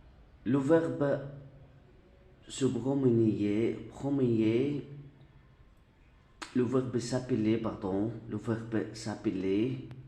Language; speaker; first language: French; non-native, fluent; Arabic